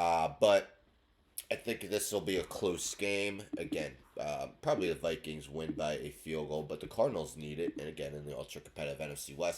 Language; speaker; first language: English; native; English